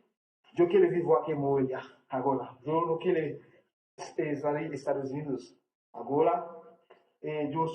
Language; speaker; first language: Spanish; non-native, learner; Haitian Creole